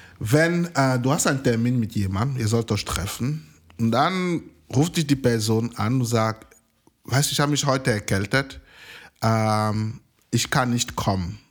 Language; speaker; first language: German; non-native, fluent; French